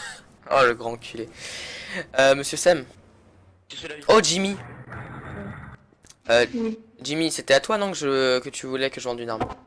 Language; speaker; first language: French; native; French